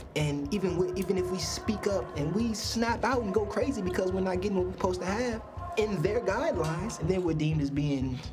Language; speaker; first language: English; native; English